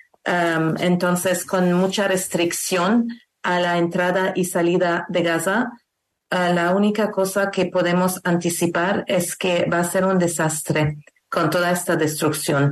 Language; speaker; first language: Spanish; non-native, learner; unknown